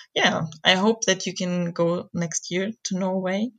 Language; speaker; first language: English; non-native, fluent; German